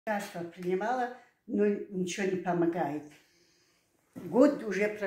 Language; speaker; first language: Russian; non-native, local second language; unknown